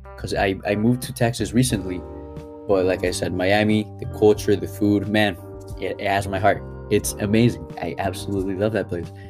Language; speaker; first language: English; early bilingual, other home language; Spanish